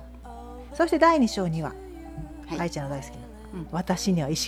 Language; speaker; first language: Japanese; native; Japanese